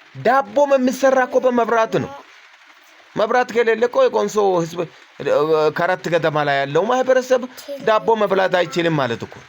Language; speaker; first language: Amharic; non-native, local second language; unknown